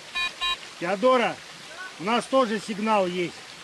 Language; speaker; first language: Russian; native; Russian